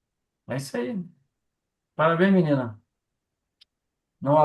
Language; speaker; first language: Portuguese; native; Portuguese